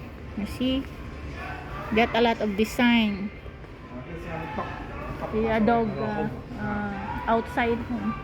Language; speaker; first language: English; non-native, learner; Filipino